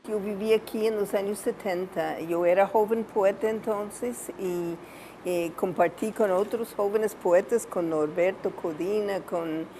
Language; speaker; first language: Spanish; non-native, fluent; English